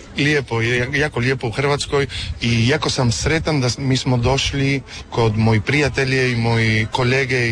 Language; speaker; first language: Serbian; early bilingual, heritage; Spanish